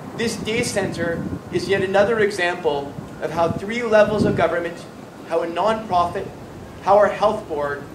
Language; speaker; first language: English; native; English